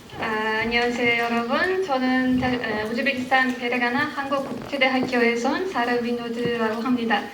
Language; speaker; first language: Korean; non-native, fluent; Uzbek